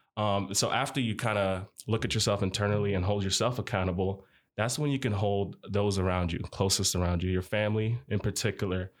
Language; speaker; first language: English; early bilingual, other home language; Arabic